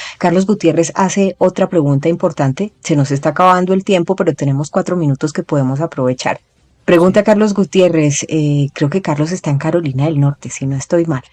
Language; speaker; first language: Spanish; native; Spanish